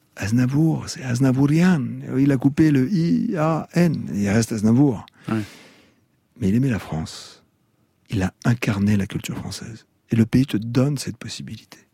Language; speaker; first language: French; native; French